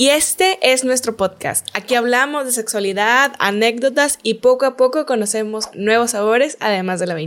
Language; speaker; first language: Spanish; native; Spanish